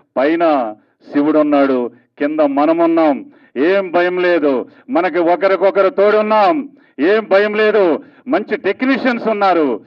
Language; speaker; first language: Telugu; native; Telugu